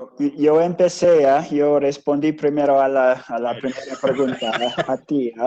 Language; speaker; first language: Spanish; non-native, fluent; English